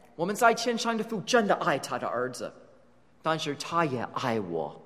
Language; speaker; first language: Chinese; non-native, fluent; English